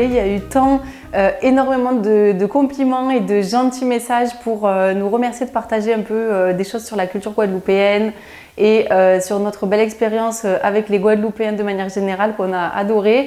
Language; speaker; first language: French; native; French